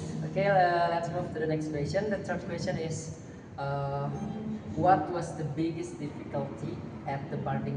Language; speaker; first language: English; non-native, learner; Indonesian